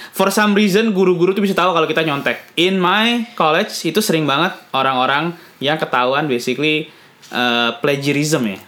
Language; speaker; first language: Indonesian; native; Indonesian